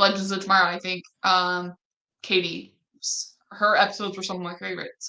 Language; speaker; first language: English; native; English